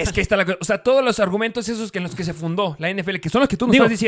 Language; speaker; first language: Spanish; native; Spanish